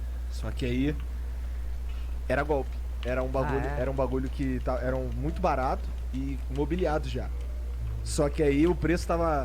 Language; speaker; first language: Portuguese; native; Portuguese